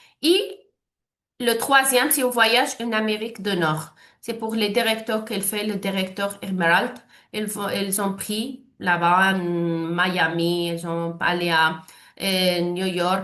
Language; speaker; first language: French; non-native, learner; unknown